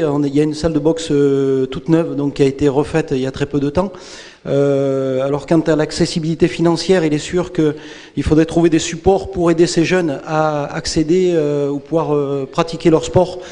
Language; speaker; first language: French; native; French